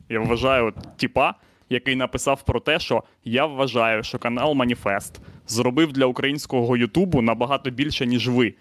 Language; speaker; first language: Ukrainian; non-native, local second language; Russian